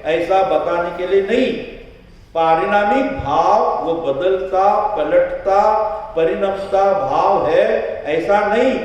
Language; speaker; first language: Hindi; non-native, local second language; Marathi